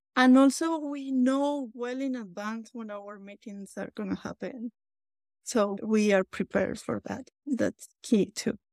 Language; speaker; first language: English; non-native, fluent; Spanish